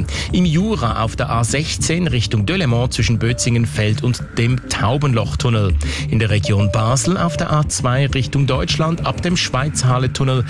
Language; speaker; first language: German; native; German